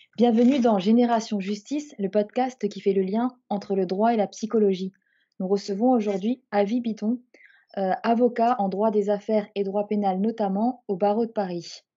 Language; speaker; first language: French; native; French